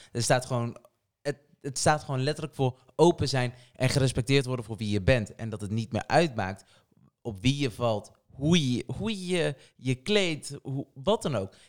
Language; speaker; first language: Dutch; early bilingual, other home language; Portuguese